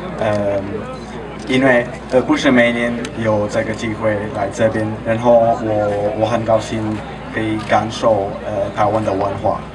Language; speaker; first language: Chinese; non-native, learner; Portuguese